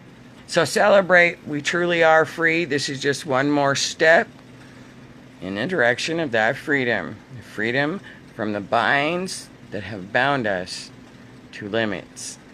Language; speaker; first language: English; native; English